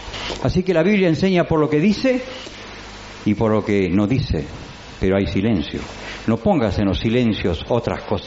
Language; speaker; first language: Spanish; native; Spanish